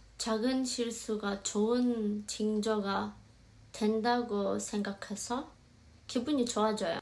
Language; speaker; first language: Korean; non-native, fluent; Azerbaijani